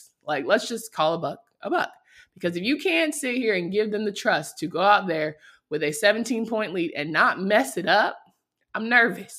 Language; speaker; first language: English; native; English